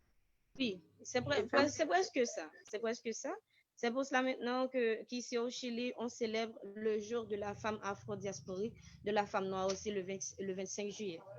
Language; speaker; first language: French; non-native, local second language; Haitian Creole